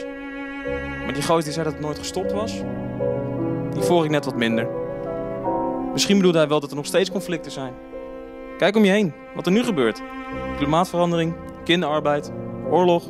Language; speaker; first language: Dutch; native; Dutch